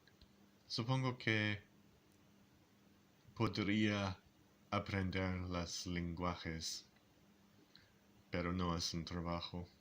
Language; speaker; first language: Spanish; non-native, learner; English